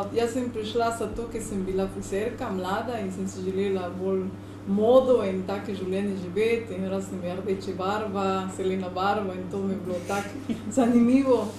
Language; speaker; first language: Slovenian; non-native, learner; Spanish